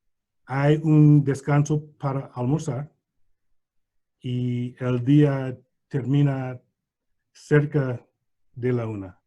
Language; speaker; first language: Spanish; non-native, learner; English